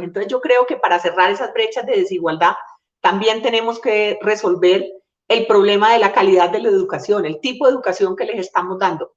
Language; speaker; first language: Spanish; native; Spanish